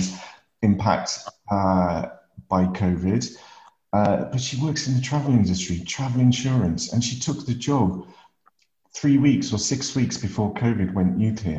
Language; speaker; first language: English; native; English